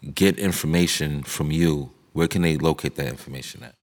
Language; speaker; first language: English; native; English